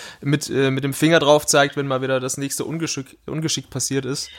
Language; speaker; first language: German; native; German